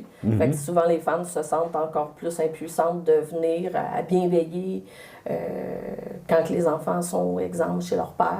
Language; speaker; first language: French; native; French